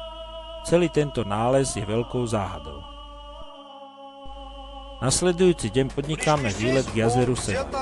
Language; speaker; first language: Slovak; native; Slovak